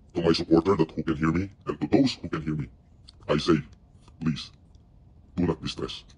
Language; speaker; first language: English; non-native, local second language; Filipino